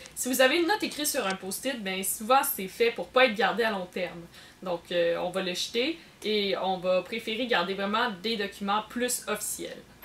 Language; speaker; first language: French; native; French